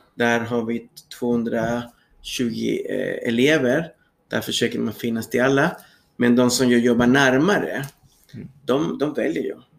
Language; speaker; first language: Swedish; non-native, fluent; Spanish